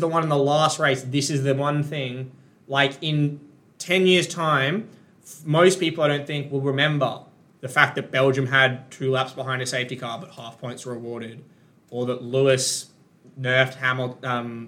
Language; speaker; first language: English; native; English